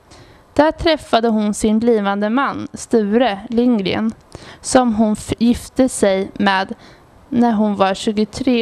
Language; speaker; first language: Swedish; native; Swedish